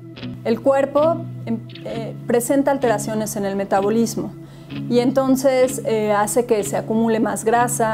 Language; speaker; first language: Spanish; native; Spanish